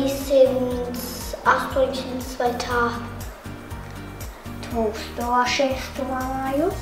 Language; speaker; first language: Latvian; early bilingual, heritage; Latvian